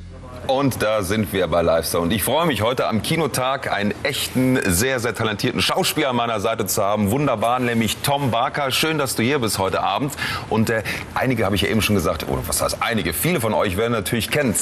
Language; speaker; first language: German; native; German